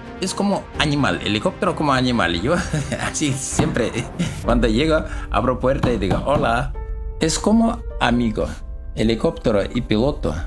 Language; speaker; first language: Spanish; non-native, learner; Russian